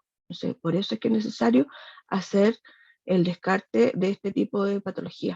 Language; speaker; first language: Spanish; native; Spanish